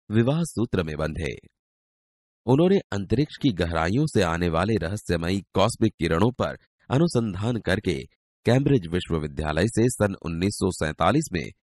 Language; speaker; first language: Hindi; non-native, local second language; Gujarati